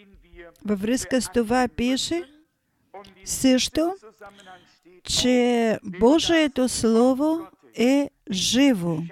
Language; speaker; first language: Bulgarian; non-native, fluent; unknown